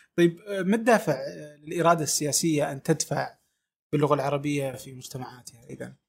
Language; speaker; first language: Arabic; native; Arabic